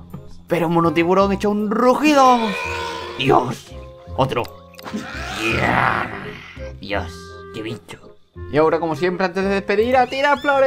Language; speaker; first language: Spanish; native; Spanish